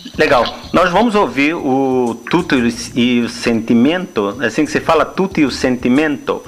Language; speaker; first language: Portuguese; native; Portuguese